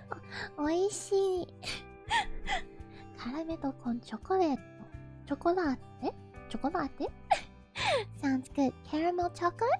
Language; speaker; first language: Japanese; non-native, learner; English